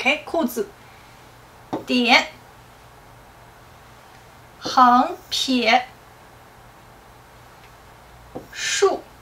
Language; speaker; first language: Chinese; non-native, fluent; English